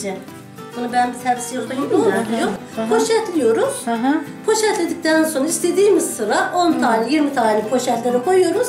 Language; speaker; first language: Turkish; native; Turkish